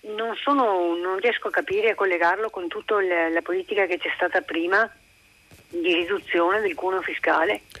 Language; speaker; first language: Italian; non-native, fluent; Hungarian